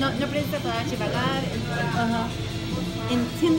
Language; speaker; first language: Portuguese; non-native, learner; Spanish